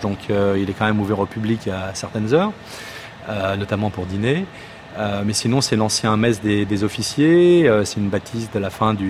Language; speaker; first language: French; native; French